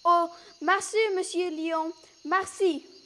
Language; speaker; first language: French; non-native, learner; English